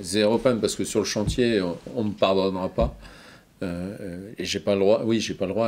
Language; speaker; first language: French; native; French